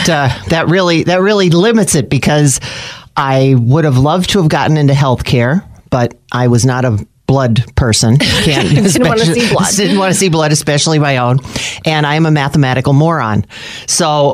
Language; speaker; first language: English; native; English